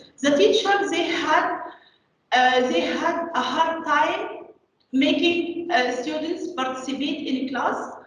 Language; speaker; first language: English; non-native, learner; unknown